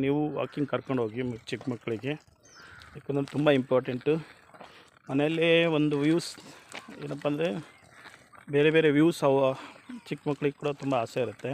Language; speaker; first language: Kannada; non-native, local second language; Urdu